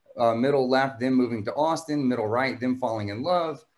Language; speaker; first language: English; native; English